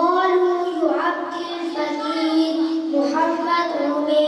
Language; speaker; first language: Arabic; non-native, learner; Urdu